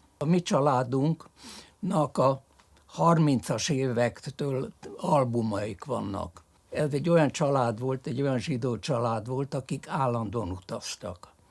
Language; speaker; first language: Hungarian; early bilingual, other home language; French